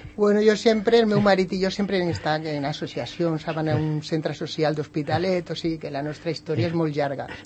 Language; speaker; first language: Catalan; non-native, local second language; Spanish